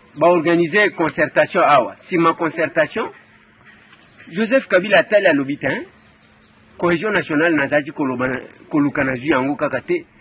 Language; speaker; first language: Lingala; native; Lingala